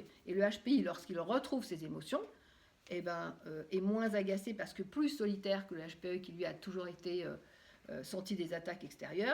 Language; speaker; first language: French; native; French